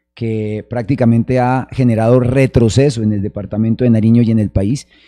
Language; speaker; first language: Spanish; native; Spanish